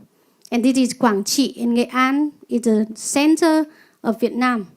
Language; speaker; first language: English; non-native, learner; Vietnamese